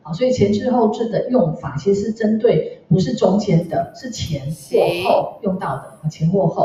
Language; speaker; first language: Chinese; native; Chinese